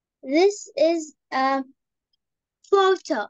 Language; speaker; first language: English; non-native, learner; Arabic